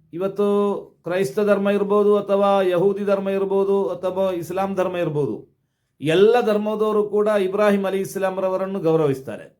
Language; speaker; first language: Kannada; non-native, local second language; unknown